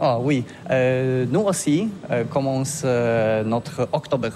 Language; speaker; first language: French; non-native, learner; Polish